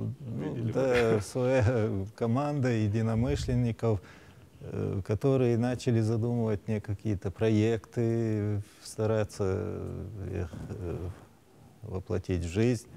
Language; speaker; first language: Russian; non-native, local second language; Chechen